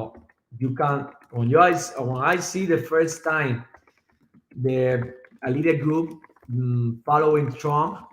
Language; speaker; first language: English; non-native, learner; Spanish